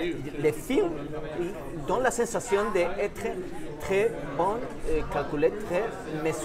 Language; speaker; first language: French; non-native, fluent; Spanish